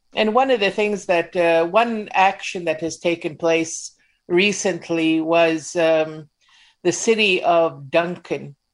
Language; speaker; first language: English; native; English